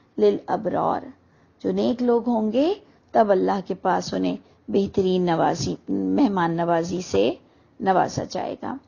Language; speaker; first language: Urdu; native; Urdu